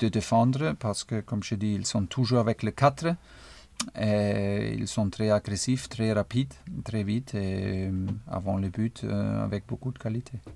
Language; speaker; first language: French; non-native, fluent; German